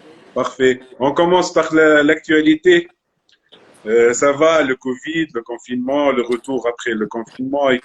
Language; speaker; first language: French; non-native, local second language; Arabic